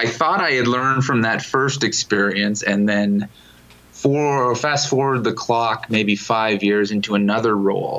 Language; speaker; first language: English; native; English